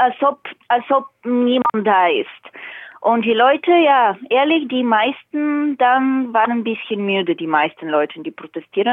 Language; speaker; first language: German; non-native, fluent; Bulgarian